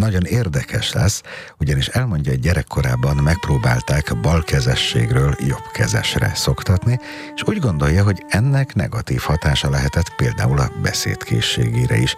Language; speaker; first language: Hungarian; native; Hungarian